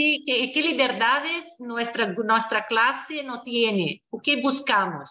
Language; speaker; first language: Spanish; non-native, fluent; Portuguese